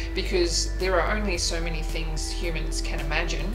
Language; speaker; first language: English; native; English